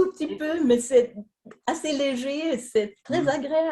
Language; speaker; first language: French; non-native, fluent; Swedish